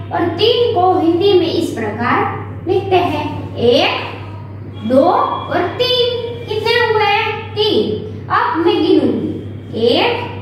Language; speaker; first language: Hindi; non-native, local second language; Gujarati